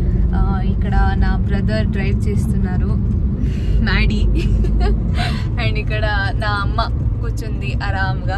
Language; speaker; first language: Telugu; non-native, local second language; Kannada